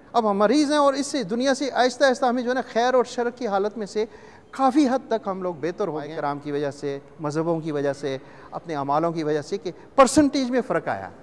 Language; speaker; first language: Urdu; non-native, local second language; Punjabi